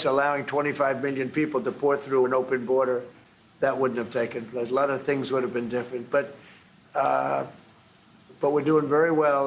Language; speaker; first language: English; native; English